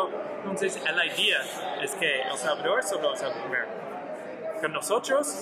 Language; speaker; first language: Spanish; non-native, learner; English